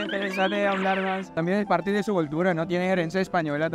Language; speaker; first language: Spanish; non-native, fluent; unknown